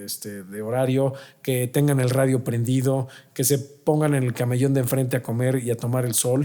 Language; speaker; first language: Spanish; native; Spanish